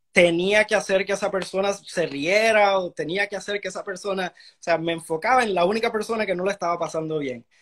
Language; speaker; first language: Spanish; early bilingual, heritage; Spanish